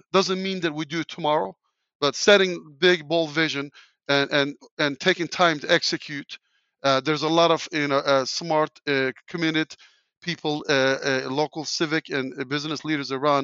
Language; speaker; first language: English; non-native, fluent; Turkish